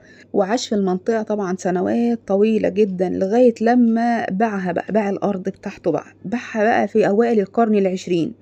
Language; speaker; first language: Arabic; native; Arabic